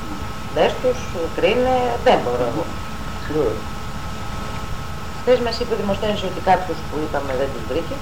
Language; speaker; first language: Greek; native; Greek